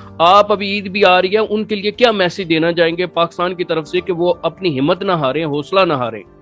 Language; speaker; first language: Urdu; non-native, local second language; Pahari-Potwari